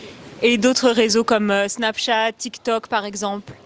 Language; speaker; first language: French; native; French